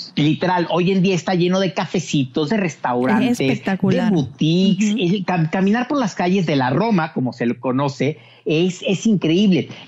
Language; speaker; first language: Spanish; native; Spanish